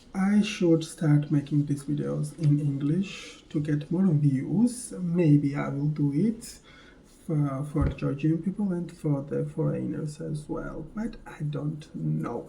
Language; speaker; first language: English; non-native, fluent; Georgian